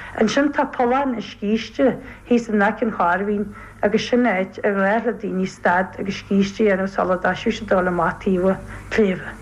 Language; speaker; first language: Irish; native; Irish